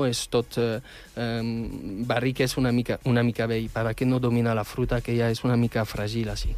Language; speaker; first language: Catalan; non-native, fluent; French